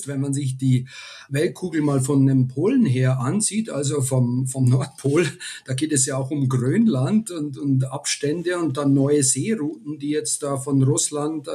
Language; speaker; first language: German; native; German